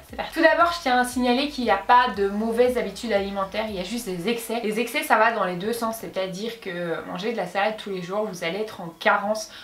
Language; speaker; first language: French; native; French